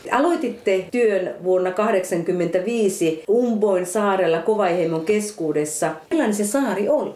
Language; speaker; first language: Finnish; native; Finnish